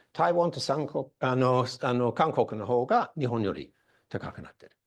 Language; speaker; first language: Japanese; non-native, fluent; English